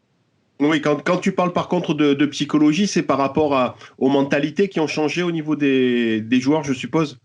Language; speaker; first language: French; native; French